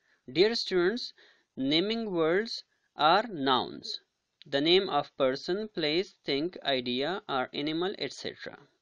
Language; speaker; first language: English; non-native, local second language; Urdu